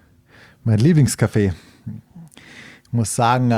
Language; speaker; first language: German; native; German